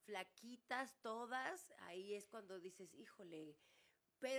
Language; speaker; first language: Spanish; native; Spanish